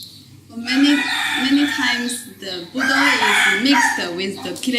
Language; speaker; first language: English; non-native, learner; Chinese